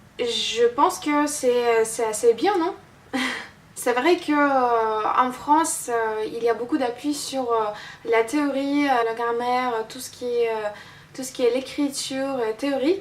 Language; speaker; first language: French; non-native, fluent; Russian